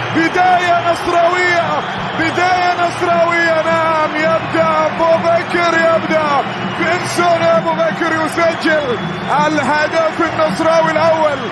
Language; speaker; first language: Arabic; native; Arabic